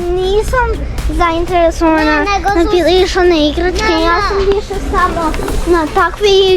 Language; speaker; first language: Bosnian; early bilingual, heritage; Serbian